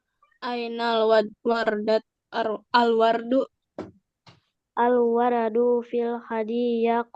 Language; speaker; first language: Arabic; non-native, learner; Indonesian